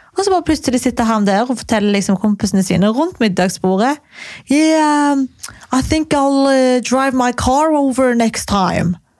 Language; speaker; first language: Norwegian; native; Norwegian